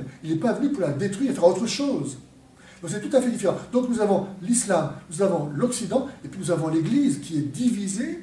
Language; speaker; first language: French; native; French